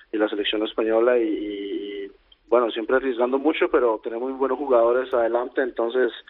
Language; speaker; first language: Spanish; native; Spanish